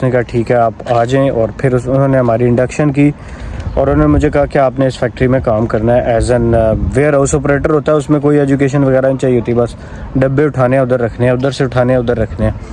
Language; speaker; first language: Urdu; non-native, local second language; Punjabi